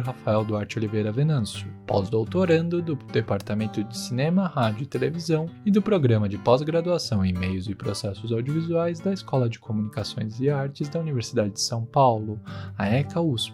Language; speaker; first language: Portuguese; native; Portuguese